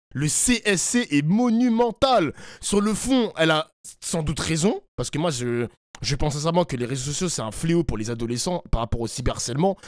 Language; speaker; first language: French; native; French